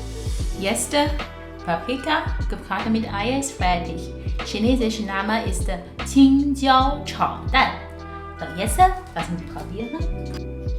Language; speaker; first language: German; non-native, learner; Chinese